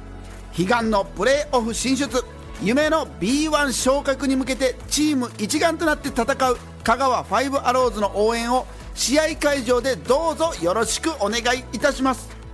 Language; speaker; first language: Japanese; native; Japanese